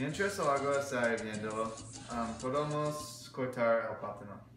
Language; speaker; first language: Spanish; non-native, learner; English